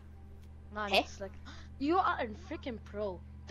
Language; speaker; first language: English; non-native, learner; German